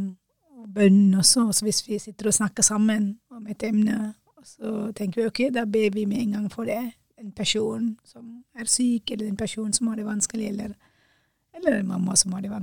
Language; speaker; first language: Norwegian; non-native, fluent; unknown